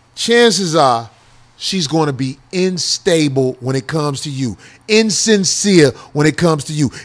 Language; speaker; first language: English; native; English